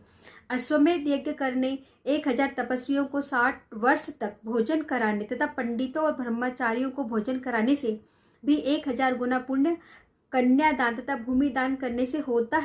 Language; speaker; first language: Hindi; native; Hindi